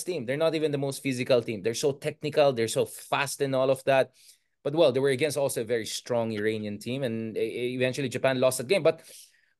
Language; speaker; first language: English; non-native, local second language; Filipino